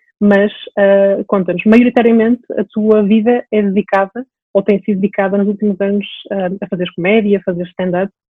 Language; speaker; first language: Portuguese; native; Portuguese